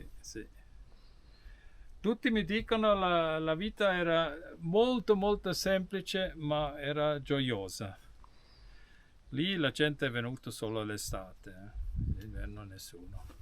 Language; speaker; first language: Italian; non-native, fluent; German